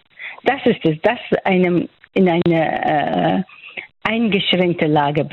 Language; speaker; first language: German; non-native, fluent; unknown